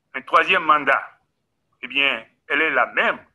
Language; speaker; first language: French; non-native, local second language; Ewe